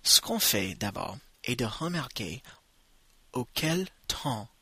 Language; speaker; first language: French; non-native, fluent; English